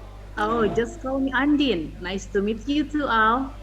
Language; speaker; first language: English; non-native, learner; Indonesian